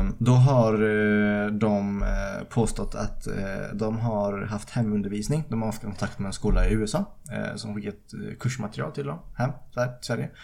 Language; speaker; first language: Swedish; early bilingual, other home language; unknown